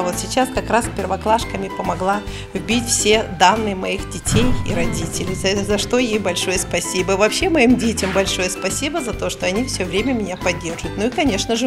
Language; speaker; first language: Russian; native; Russian